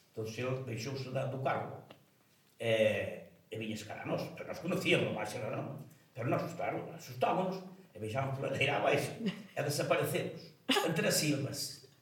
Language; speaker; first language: Galician; native; Galician